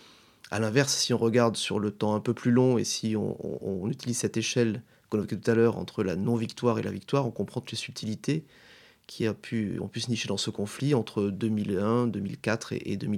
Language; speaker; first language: French; native; French